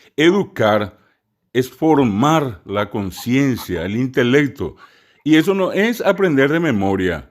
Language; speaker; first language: Spanish; non-native, local second language; Guarani